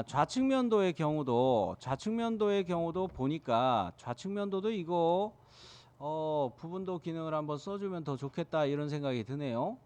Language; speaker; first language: Korean; native; Korean